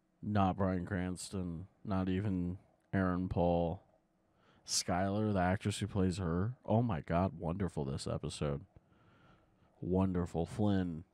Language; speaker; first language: English; native; English